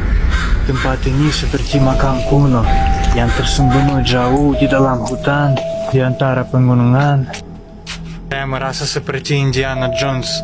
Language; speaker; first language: Indonesian; non-native, fluent; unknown